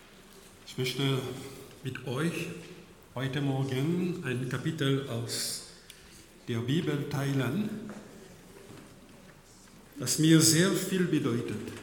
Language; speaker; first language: German; non-native, fluent; French